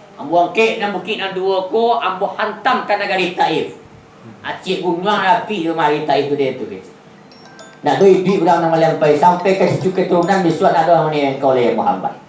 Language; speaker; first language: Malay; non-native, local second language; Minangkabau